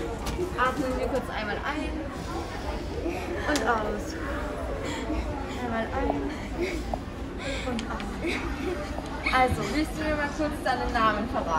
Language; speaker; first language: German; native; German